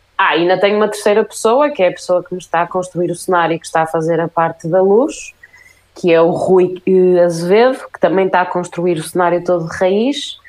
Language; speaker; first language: Portuguese; native; Portuguese